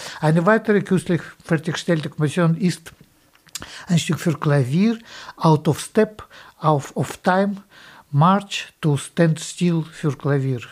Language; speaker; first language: German; non-native, fluent; Russian